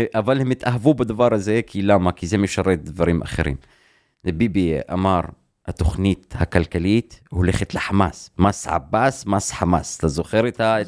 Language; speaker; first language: Hebrew; non-native, local second language; Arabic